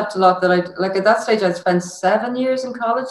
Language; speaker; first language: English; native; English